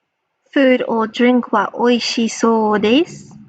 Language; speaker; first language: Japanese; non-native, fluent; English